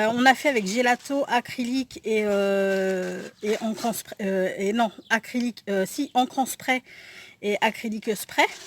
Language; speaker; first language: French; native; French